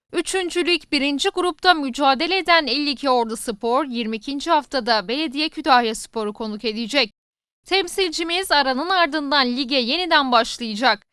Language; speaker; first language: Turkish; native; Turkish